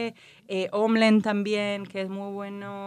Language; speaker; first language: Spanish; non-native, fluent; Hebrew